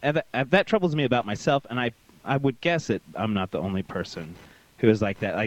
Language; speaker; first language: English; native; English